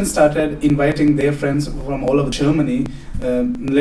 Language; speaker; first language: English; non-native, local second language; Telugu